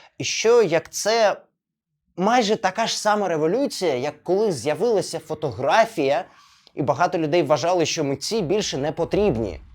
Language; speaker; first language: Ukrainian; non-native, local second language; Russian